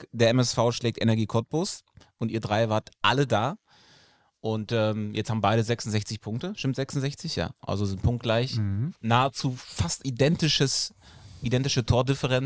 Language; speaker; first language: German; native; German